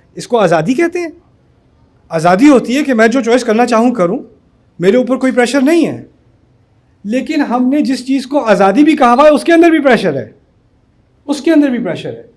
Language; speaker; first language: Urdu; native; Urdu